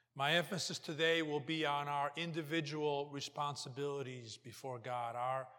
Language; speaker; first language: English; early bilingual, other home language; Portuguese